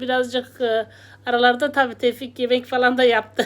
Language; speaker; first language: Turkish; native; Turkish